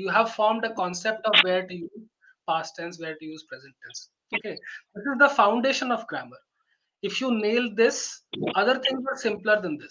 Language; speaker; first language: English; non-native, local second language; Hindi